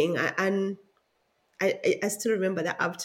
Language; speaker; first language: English; non-native, local second language; Luo (Kenya and Tanzania)